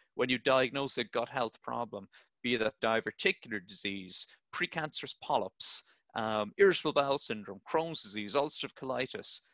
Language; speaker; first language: English; native; English